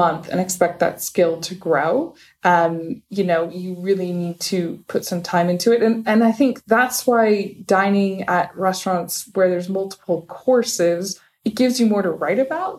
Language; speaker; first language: English; native; English